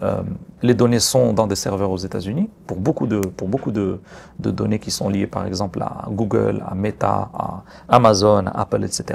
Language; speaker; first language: French; non-native, local second language; Arabic